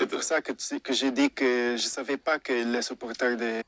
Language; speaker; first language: French; non-native, fluent; Portuguese